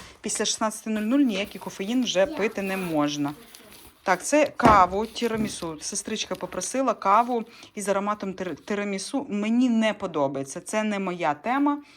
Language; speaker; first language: Ukrainian; non-native, local second language; Russian